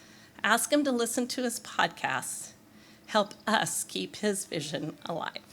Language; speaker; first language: English; native; English